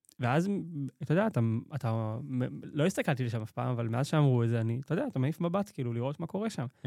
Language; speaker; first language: Hebrew; native; Hebrew